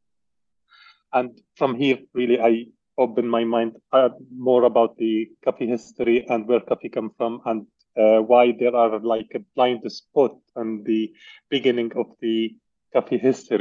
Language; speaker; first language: English; non-native, learner; Arabic